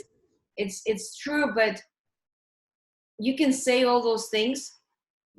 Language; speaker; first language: English; early bilingual, other home language; Russian